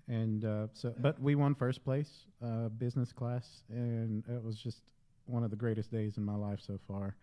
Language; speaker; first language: English; native; English